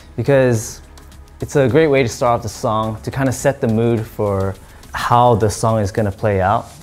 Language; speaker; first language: English; early bilingual, other home language; Korean